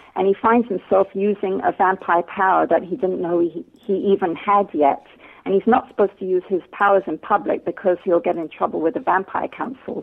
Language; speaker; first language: English; native; English